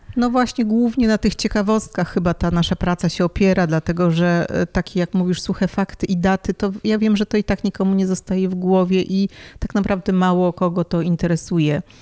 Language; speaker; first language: Polish; native; Polish